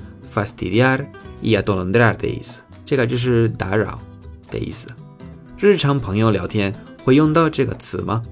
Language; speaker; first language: Chinese; non-native, fluent; Spanish